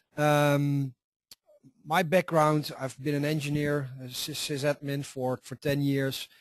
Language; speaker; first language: English; non-native, fluent; Dutch